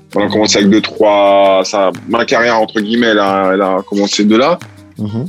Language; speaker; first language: French; early bilingual, heritage; Italian